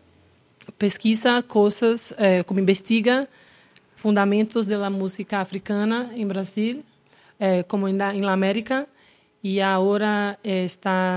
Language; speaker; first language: Spanish; non-native, learner; Portuguese